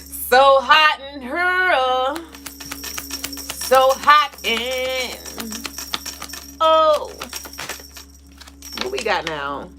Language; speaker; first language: English; native; English